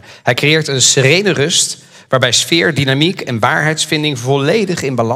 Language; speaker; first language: Dutch; native; Dutch